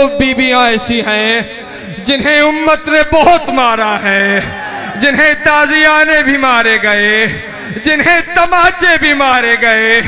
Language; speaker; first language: Urdu; non-native, local second language; Punjabi